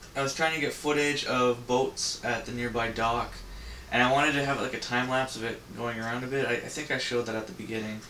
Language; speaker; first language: English; native; English